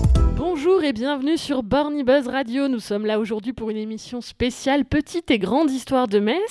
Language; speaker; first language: French; native; French